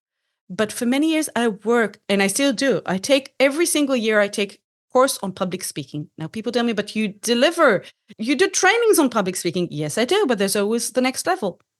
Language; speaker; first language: English; non-native, fluent; Hebrew